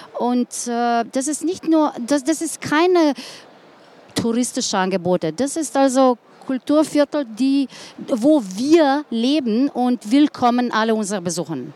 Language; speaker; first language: German; non-native, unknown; Slovenian